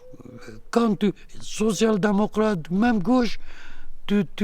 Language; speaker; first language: French; non-native, learner; Kurdish